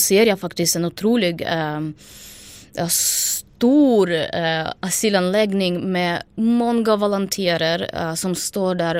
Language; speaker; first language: Swedish; non-native, fluent; Ukrainian